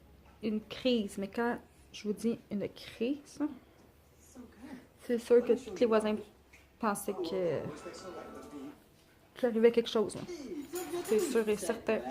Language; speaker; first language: French; native; French